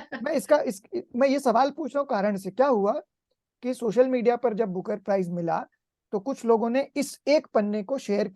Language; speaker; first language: Hindi; native; Hindi